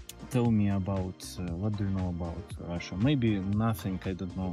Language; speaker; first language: English; non-native, learner; Russian